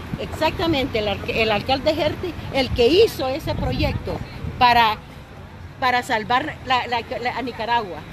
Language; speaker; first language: Spanish; native; Spanish